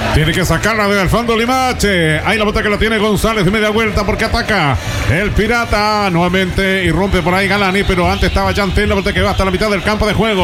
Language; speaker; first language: Spanish; native; Spanish